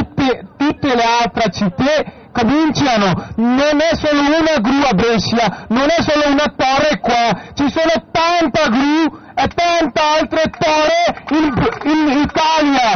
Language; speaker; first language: Italian; non-native, learner; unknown